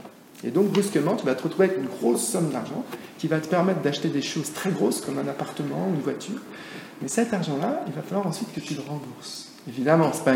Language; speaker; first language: French; native; French